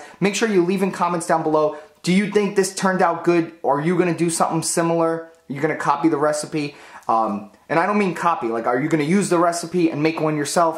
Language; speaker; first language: English; native; English